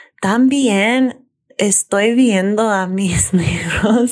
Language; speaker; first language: Spanish; non-native, learner; English